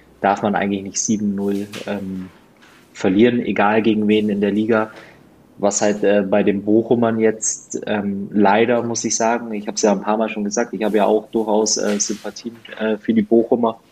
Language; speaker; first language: German; native; German